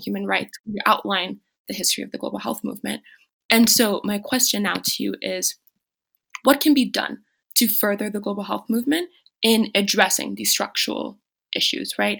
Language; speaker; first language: English; non-native, local second language; French